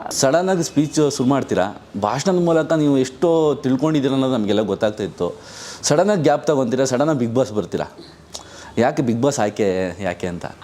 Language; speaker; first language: Kannada; native; Kannada